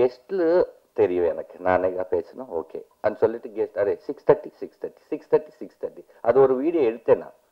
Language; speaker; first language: Tamil; non-native, learner; Telugu